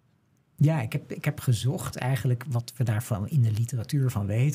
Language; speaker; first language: Dutch; native; Dutch